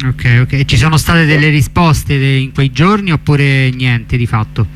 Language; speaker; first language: Italian; native; Italian